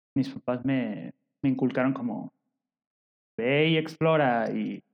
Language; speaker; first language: Spanish; native; Spanish